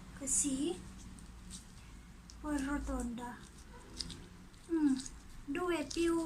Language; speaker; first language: Italian; non-native, learner; Thai